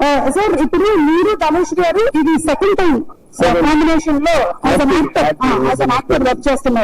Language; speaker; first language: Telugu; native; Telugu